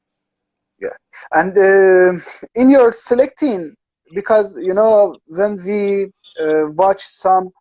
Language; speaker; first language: English; non-native, learner; Persian